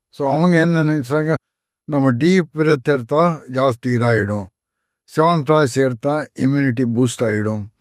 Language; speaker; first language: Tamil; non-native, fluent; Konkani